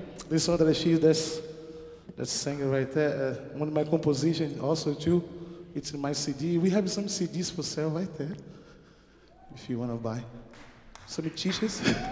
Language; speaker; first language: English; non-native, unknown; Portuguese